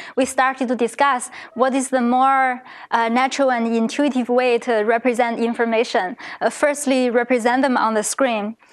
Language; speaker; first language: English; non-native, fluent; Chinese